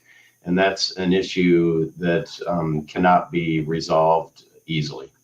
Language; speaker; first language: English; native; English